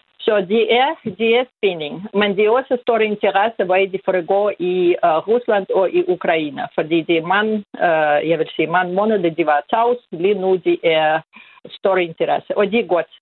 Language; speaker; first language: Danish; non-native, fluent; Russian